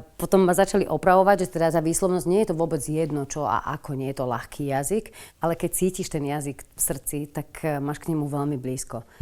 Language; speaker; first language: Slovak; native; Slovak